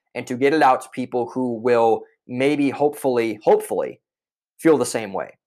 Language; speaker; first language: English; native; English